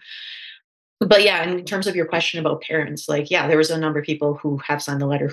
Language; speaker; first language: English; native; English